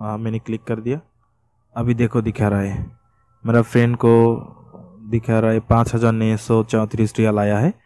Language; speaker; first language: Hindi; non-native, fluent; Bangla